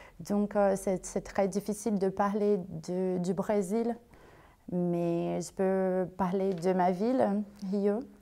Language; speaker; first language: French; non-native, fluent; Portuguese